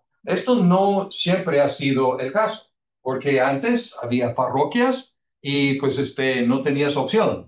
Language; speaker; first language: Spanish; non-native, fluent; English